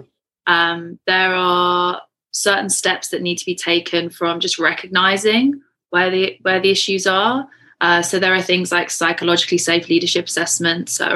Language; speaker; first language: English; native; English